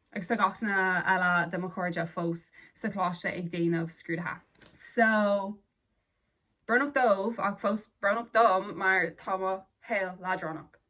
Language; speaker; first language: Irish; non-native, local second language; English